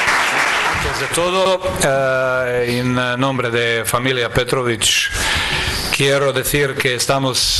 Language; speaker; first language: Spanish; non-native, fluent; Croatian